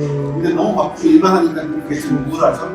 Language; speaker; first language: Korean; native; Korean